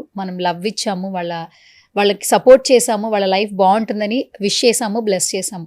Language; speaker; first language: Telugu; native; Telugu